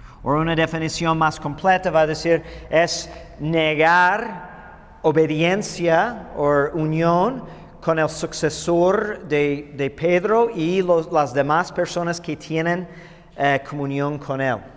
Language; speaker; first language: Spanish; non-native, fluent; English